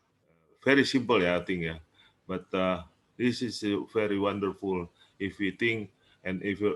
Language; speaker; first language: English; non-native, learner; Indonesian